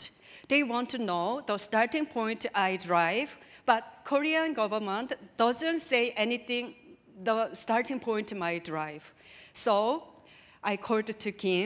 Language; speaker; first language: English; non-native, learner; Korean